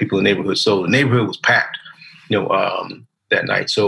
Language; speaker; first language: English; native; English